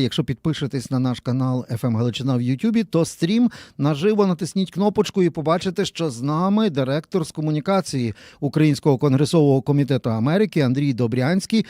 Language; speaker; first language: Ukrainian; native; Ukrainian